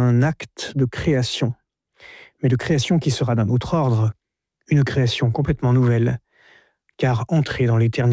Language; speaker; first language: French; native; French